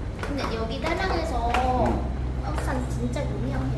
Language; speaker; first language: Korean; non-native, learner; Vietnamese